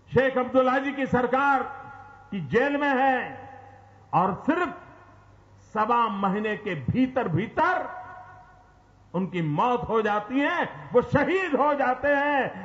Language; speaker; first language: Hindi; non-native, local second language; Gujarati